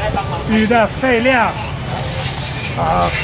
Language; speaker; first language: Chinese; non-native, fluent; Italian